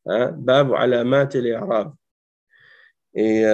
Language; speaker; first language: Arabic; non-native, fluent; French